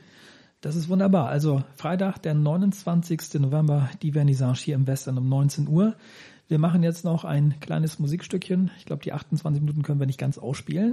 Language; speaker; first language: German; native; German